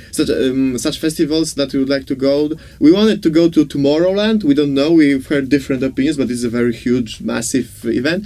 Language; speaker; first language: English; non-native, fluent; Polish